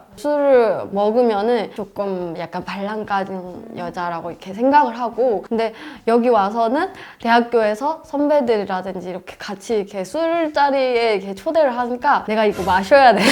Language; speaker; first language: Korean; non-native, fluent; Burmese